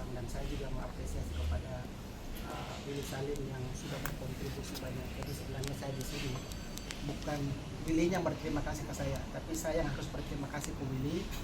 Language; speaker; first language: Indonesian; native; Indonesian